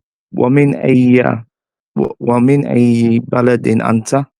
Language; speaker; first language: Arabic; non-native, learner; English